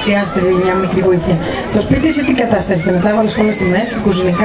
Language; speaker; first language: Greek; native; Greek